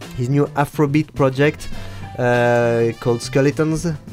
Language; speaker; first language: English; non-native, fluent; French